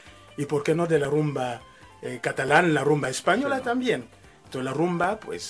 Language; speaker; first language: Spanish; non-native, fluent; Lingala